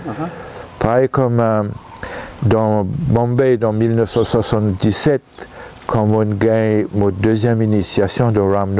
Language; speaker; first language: French; non-native, local second language; Morisyen